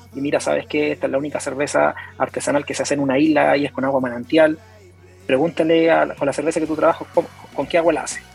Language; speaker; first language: Spanish; native; Spanish